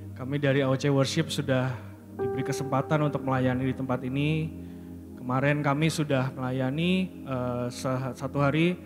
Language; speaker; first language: Indonesian; native; Indonesian